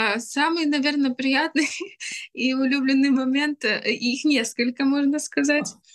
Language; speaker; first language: Russian; native; Russian